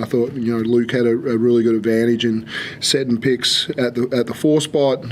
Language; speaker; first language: English; native; English